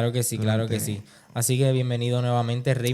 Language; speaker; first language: Spanish; native; Spanish